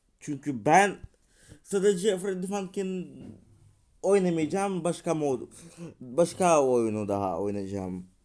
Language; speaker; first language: Turkish; non-native, learner; Russian